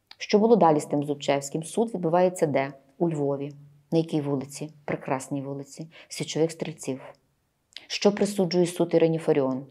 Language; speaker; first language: Ukrainian; native; Ukrainian